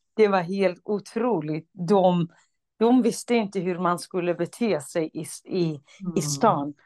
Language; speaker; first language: Swedish; non-native, fluent; Kurdish